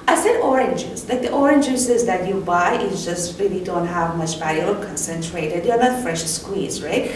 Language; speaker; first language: English; non-native, fluent; Persian